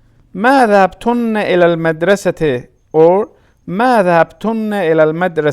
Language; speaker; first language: Arabic; non-native, learner; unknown